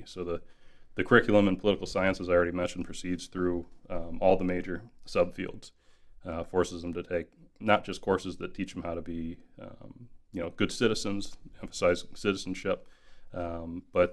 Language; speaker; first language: English; native; English